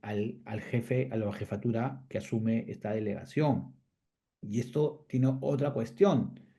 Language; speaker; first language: Spanish; native; Spanish